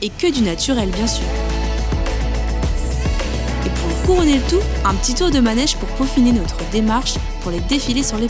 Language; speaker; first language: French; native; French